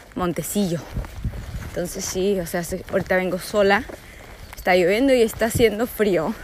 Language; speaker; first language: Spanish; early bilingual, heritage; Spanish